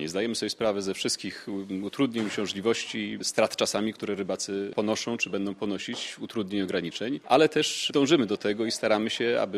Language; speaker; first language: Polish; native; Polish